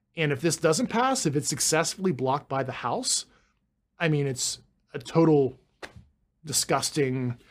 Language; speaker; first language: English; native; English